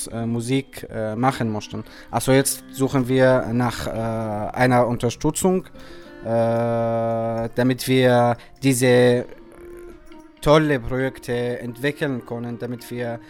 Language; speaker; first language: German; non-native, fluent; Arabic